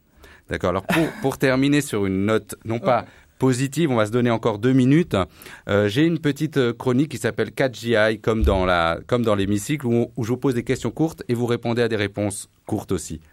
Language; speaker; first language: French; native; French